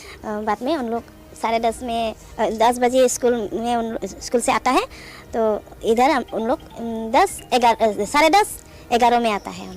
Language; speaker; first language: Hindi; non-native, local second language; Garo